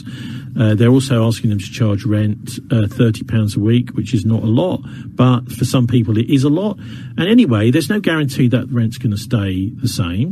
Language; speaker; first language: English; native; English